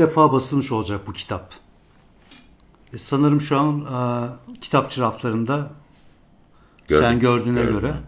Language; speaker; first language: Turkish; native; Turkish